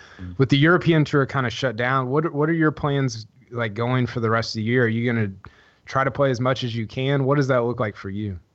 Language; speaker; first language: English; native; English